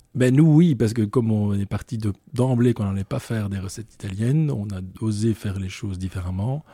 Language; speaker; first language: French; native; French